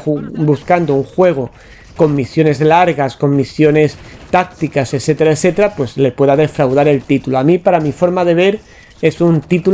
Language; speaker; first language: Spanish; native; Spanish